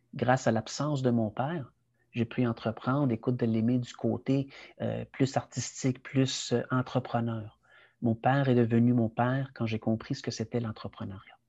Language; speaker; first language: French; early bilingual, other home language; Spanish